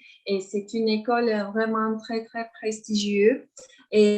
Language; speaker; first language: French; non-native, fluent; Turkish